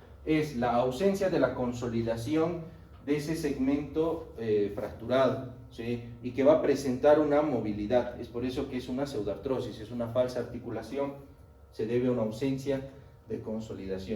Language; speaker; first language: Spanish; native; Spanish